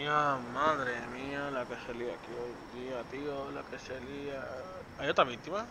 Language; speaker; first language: Spanish; native; Spanish